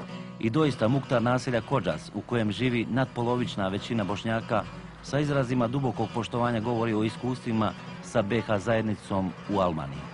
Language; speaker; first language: Bosnian; native; Bosnian